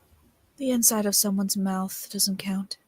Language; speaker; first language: English; native; English